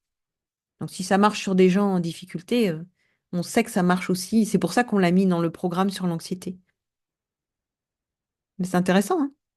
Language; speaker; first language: French; native; French